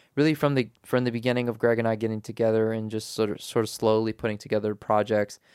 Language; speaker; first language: English; native; English